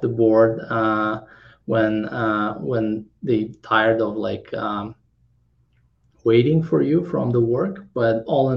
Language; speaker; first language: English; non-native, fluent; Kazakh